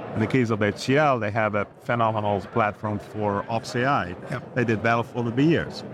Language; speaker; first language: English; non-native, fluent; Italian